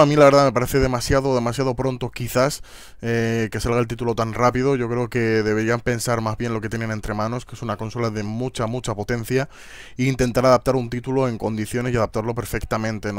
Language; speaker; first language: Spanish; native; Spanish